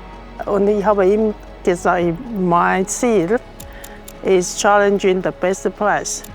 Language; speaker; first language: German; non-native, learner; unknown